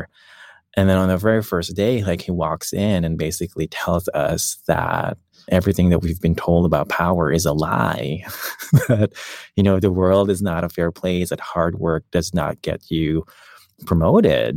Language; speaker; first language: English; non-native, local second language; Filipino